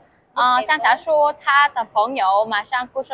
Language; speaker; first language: Chinese; non-native, fluent; Vietnamese